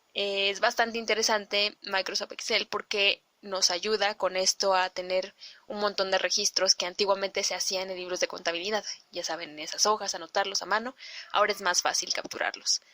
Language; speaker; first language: Spanish; native; Spanish